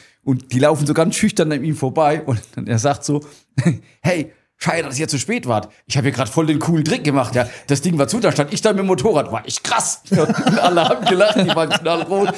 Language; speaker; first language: German; native; German